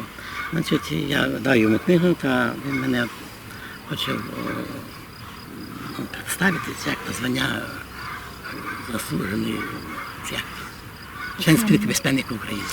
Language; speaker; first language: Ukrainian; native; Ukrainian